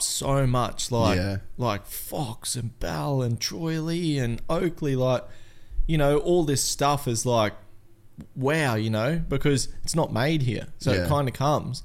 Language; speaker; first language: English; native; English